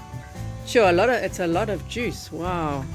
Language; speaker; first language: English; native; English